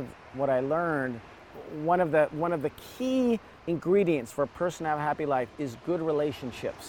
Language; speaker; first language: English; early bilingual, other home language; Serbian